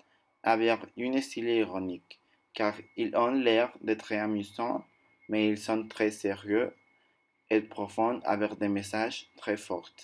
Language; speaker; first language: French; non-native, learner; Spanish